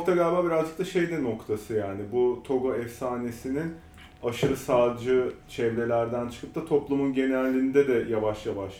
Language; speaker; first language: Turkish; native; Turkish